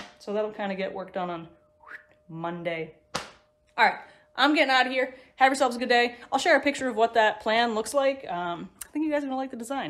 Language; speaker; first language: English; native; English